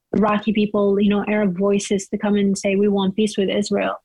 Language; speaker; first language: English; non-native, fluent; Arabic